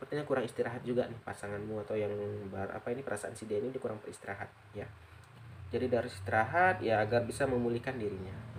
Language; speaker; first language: Indonesian; native; Indonesian